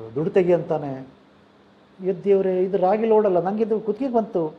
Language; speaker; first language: Kannada; native; Kannada